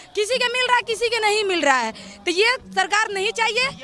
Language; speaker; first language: Hindi; native; Hindi